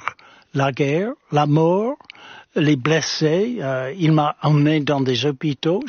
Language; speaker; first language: French; non-native, fluent; English